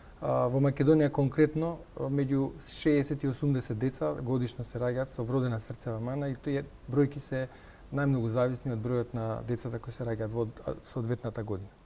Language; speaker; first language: Macedonian; native; Macedonian